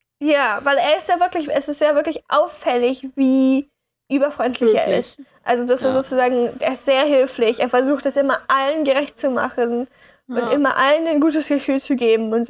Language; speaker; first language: German; native; German